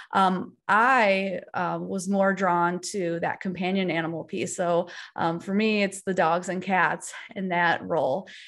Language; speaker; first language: English; native; English